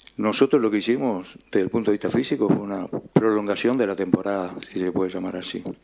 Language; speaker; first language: Spanish; native; Spanish